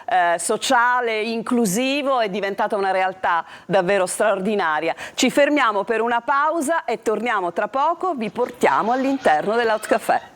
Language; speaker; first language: Italian; native; Italian